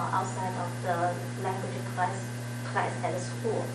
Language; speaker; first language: English; non-native, learner; Chinese